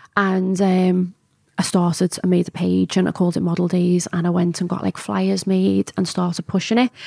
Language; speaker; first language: English; native; English